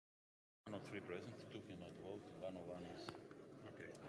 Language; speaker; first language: English; non-native, fluent; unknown